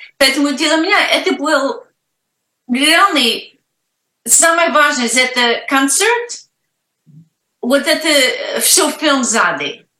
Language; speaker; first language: Russian; non-native, learner; English